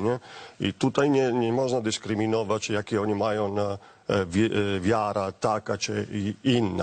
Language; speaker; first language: Polish; non-native, learner; Italian